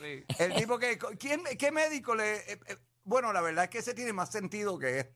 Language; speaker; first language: Spanish; native; Spanish